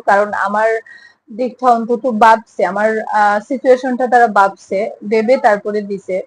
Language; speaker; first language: Bangla; native; Bangla